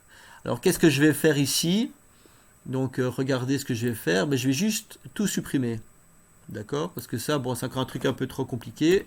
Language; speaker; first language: French; native; French